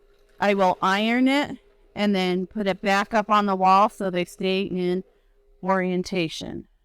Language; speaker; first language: English; native; English